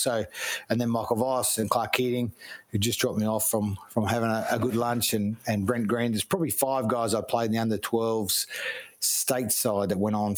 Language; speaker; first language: English; native; English